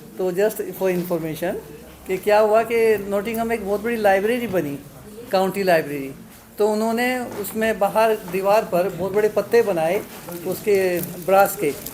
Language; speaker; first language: Hindi; native; Hindi